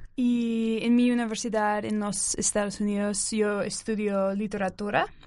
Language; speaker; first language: Spanish; non-native, learner; English